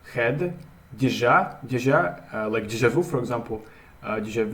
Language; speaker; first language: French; non-native, learner; Russian